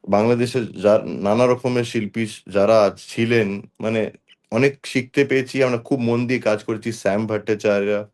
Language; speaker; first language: Bangla; non-native, local second language; Hindi